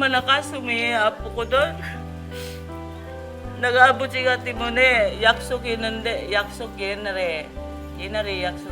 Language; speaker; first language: Korean; non-native, learner; Filipino